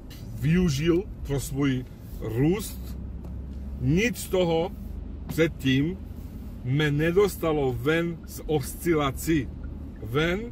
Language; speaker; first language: Czech; non-native, fluent; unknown